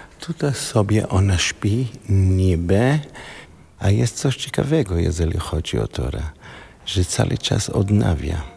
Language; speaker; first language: Polish; non-native, learner; Hebrew